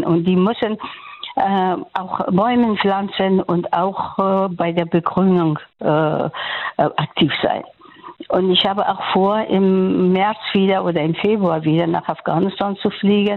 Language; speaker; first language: German; non-native, fluent; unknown